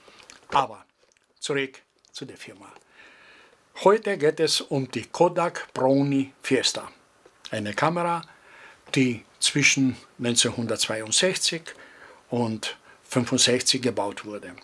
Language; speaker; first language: German; non-native, fluent; Greek